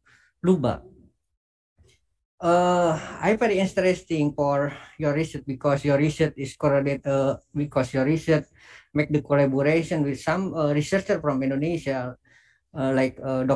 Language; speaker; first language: English; non-native, learner; Indonesian